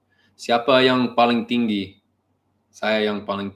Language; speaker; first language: Indonesian; non-native, learner; English